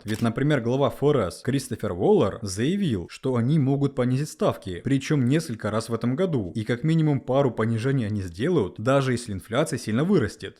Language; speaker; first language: Russian; native; Russian